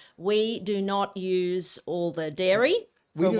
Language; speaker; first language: English; native; English